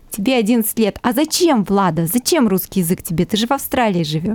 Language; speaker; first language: Russian; native; Russian